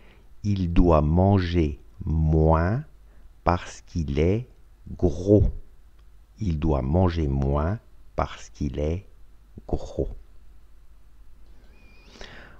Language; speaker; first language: French; non-native, fluent; Russian